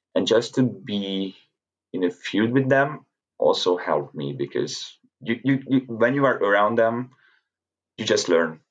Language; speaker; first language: English; non-native, fluent; Hungarian